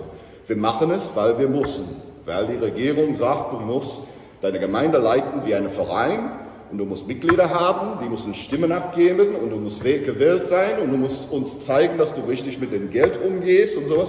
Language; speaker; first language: German; non-native, fluent; English